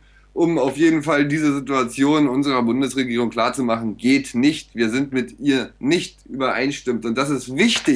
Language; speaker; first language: German; native; German